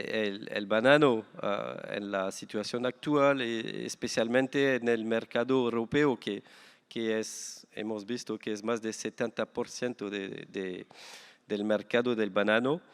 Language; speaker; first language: Spanish; non-native, fluent; French